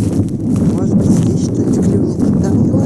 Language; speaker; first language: Russian; native; Russian